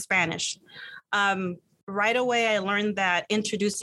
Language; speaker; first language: English; early bilingual, other home language; Spanish